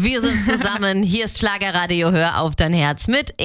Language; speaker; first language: German; native; German